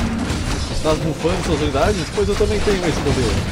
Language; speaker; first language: Portuguese; native; Portuguese